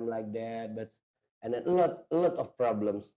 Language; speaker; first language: English; non-native, learner; Indonesian